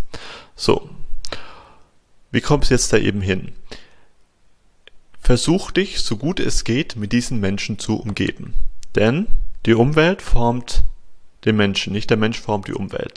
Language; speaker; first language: German; native; German